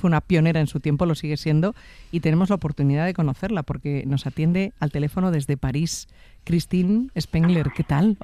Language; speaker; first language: Spanish; native; Spanish